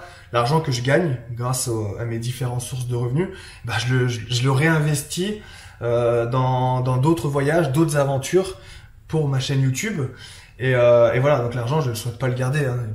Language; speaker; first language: French; native; French